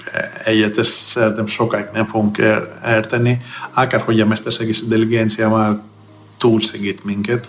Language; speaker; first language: Hungarian; non-native, learner; Greek